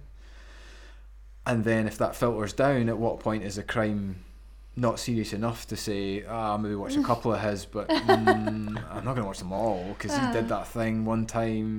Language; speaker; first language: English; native; English